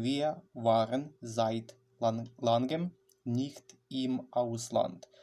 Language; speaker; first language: German; non-native, fluent; Ukrainian